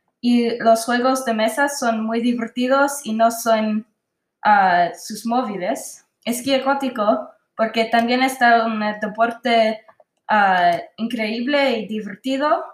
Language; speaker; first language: Spanish; non-native, learner; English